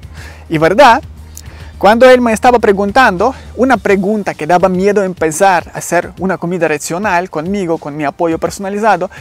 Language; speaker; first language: Spanish; non-native, learner; Ukrainian